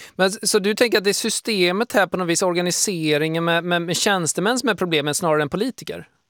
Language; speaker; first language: Swedish; native; Swedish